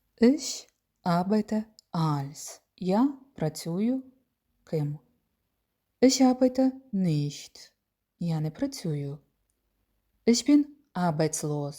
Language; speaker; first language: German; non-native, fluent; Ukrainian